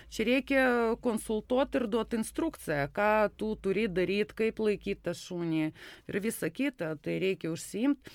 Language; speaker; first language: Lithuanian; non-native, local second language; Russian